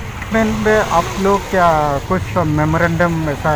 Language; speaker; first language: Hindi; non-native, local second language; Kok Borok